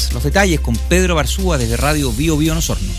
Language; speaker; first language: Spanish; native; Spanish